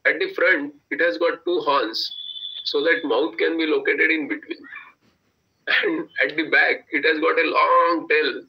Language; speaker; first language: English; non-native, local second language; Marathi